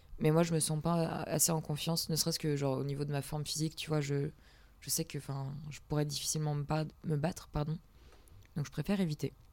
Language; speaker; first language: French; native; French